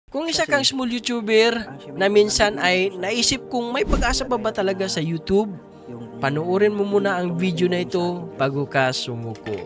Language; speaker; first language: Filipino; non-native, local second language; Cebuano